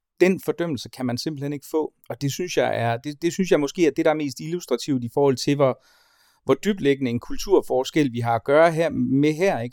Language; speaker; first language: Danish; native; Danish